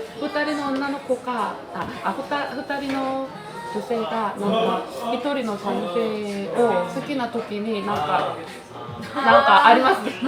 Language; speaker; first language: Japanese; non-native, learner; Korean